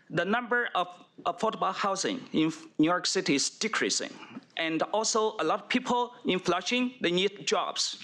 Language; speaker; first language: English; non-native, fluent; Chinese